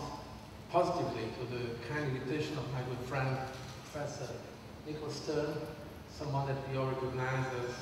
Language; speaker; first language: English; non-native, fluent; Portuguese